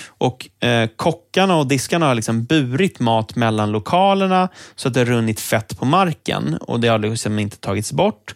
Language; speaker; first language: Swedish; native; Swedish